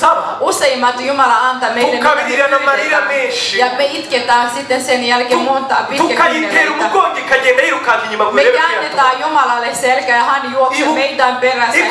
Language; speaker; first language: Finnish; non-native, fluent; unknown